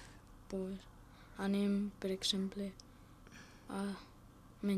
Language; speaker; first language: Catalan; non-native, local second language; Spanish